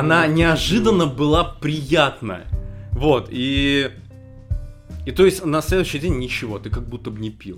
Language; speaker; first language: Russian; native; Russian